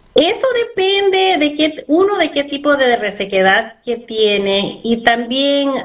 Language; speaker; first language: Spanish; early bilingual, heritage; Spanish